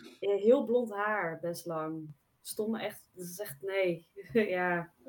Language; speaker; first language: Dutch; native; Dutch